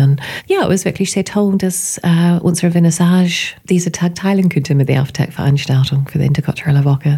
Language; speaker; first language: German; non-native, fluent; English